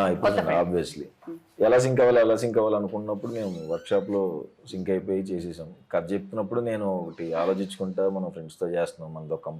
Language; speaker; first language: Telugu; native; Telugu